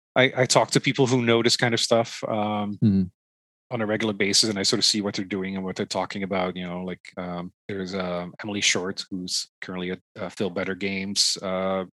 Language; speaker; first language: English; non-native, fluent; Dutch